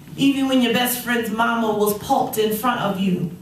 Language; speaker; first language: English; native; English